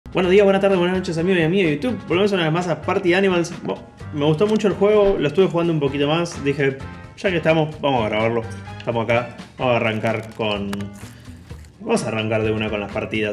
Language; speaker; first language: Spanish; native; Spanish